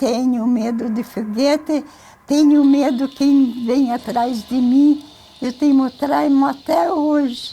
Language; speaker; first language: Portuguese; early bilingual, other home language; Ukrainian